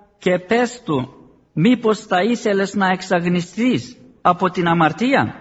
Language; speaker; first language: Greek; non-native, fluent; Arabic